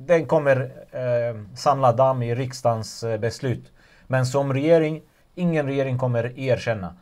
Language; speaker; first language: Swedish; non-native, fluent; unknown